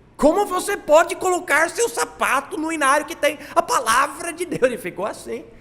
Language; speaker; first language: Portuguese; non-native, fluent; English